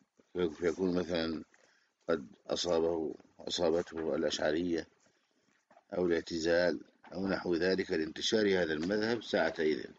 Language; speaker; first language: Arabic; native; Arabic